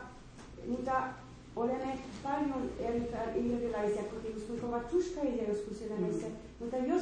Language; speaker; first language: Finnish; non-native, learner; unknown